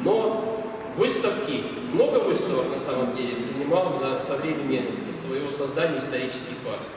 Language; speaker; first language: Russian; native; Russian